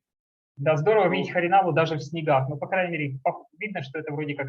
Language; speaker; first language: Russian; native; Russian